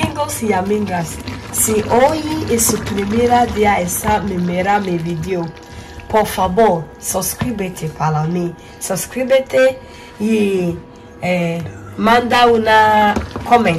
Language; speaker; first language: Spanish; non-native, learner; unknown